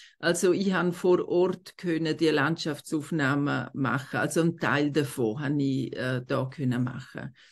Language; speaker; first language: German; non-native, local second language; Romansh